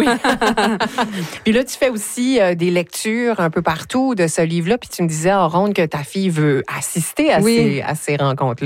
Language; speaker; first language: French; native; French